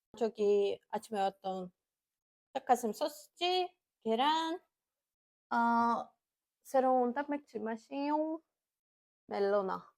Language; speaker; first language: Korean; non-native, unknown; Russian